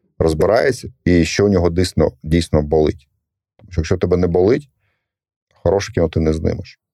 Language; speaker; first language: Ukrainian; non-native, local second language; Russian